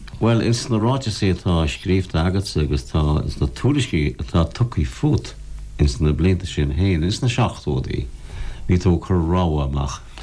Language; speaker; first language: Irish; native; Irish